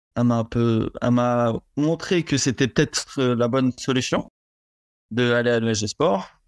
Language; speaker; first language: French; native; French